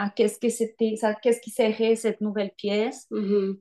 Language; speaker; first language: French; non-native, fluent; Spanish